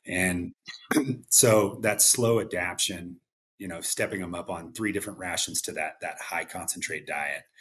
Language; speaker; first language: English; native; English